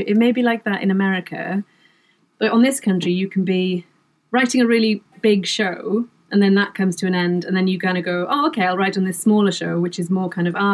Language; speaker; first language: English; non-native, local second language; Welsh